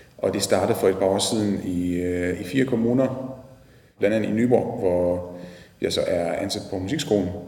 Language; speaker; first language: Danish; non-native, fluent; Polish